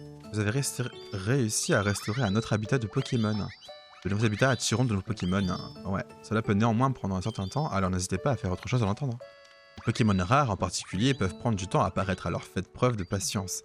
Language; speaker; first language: French; native; French